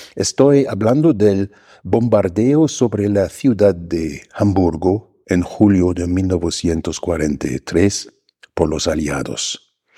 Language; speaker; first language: Spanish; non-native, fluent; German